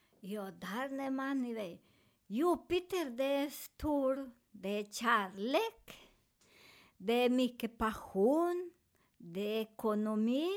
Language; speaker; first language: Swedish; non-native, learner; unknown